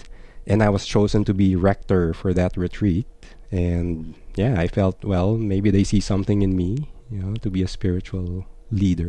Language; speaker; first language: English; non-native, local second language; Filipino